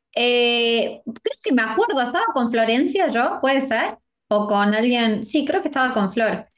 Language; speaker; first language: Spanish; native; Spanish